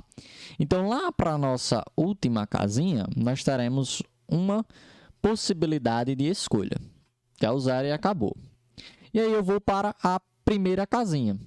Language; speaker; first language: Portuguese; native; Portuguese